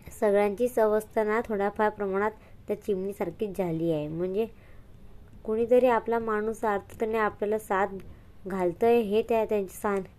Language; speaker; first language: Marathi; non-native, local second language; Hindi